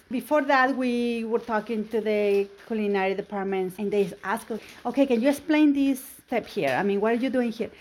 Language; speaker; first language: English; non-native, fluent; Spanish